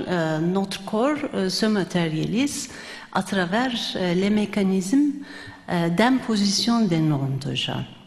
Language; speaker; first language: French; non-native, fluent; Turkish